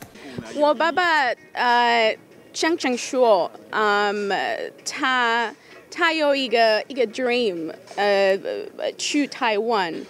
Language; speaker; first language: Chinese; non-native, learner; Spanish